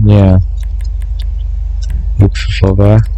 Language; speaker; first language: Polish; native; Polish